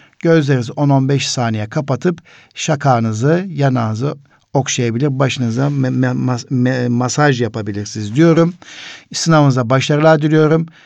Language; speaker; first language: Turkish; native; Turkish